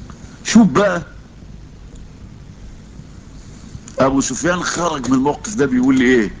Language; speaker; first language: Arabic; native; Arabic